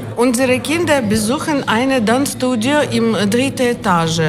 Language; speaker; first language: German; non-native, learner; Ukrainian